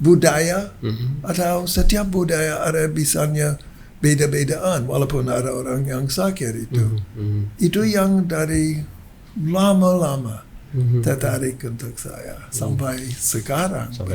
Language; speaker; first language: Indonesian; non-native, learner; English